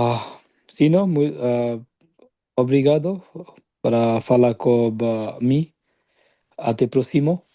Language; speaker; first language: Portuguese; non-native, learner; Bangla